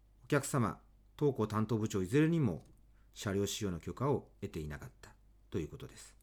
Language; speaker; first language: Japanese; native; Japanese